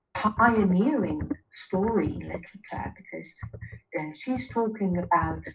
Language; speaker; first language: English; non-native, fluent; Persian